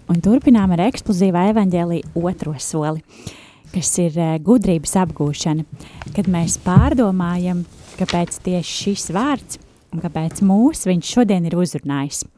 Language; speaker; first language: Latvian; non-native, fluent; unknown